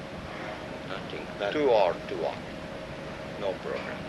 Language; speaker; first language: English; non-native, learner; Japanese